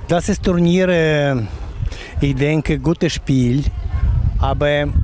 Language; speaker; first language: German; non-native, learner; Russian